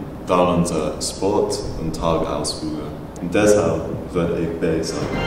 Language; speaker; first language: German; non-native, learner; English